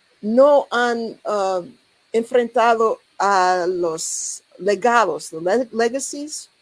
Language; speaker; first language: Spanish; non-native, learner; English